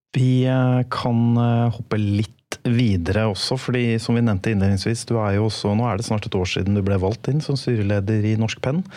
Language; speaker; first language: Norwegian; native; Norwegian